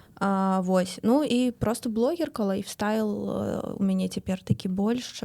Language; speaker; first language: Belarusian; non-native, local second language; Russian